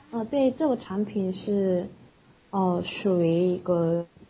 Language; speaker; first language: Chinese; non-native, fluent; Korean